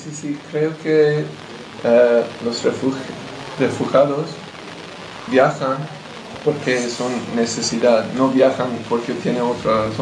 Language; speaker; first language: Spanish; non-native, learner; English